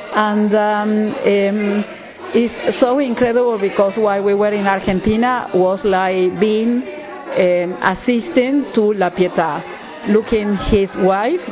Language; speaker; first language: English; non-native, fluent; Spanish